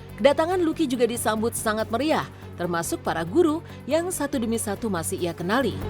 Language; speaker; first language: Indonesian; native; Indonesian